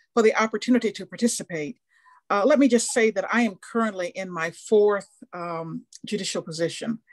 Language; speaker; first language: English; native; English